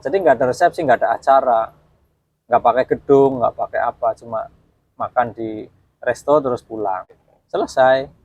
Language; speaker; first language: Indonesian; native; Indonesian